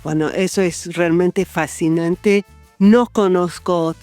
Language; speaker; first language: Spanish; non-native, fluent; English